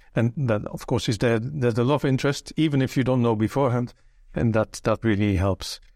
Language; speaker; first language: English; non-native, fluent; Dutch